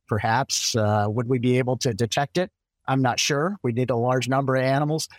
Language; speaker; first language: English; native; English